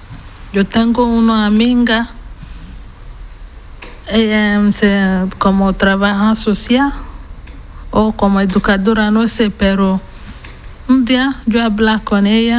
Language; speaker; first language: Spanish; non-native, learner; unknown